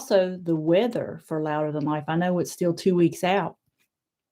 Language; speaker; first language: English; native; English